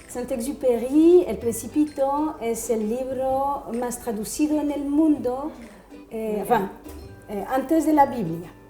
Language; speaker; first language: Spanish; non-native, fluent; French